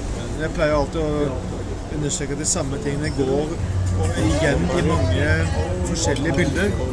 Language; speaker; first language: Norwegian; native; Norwegian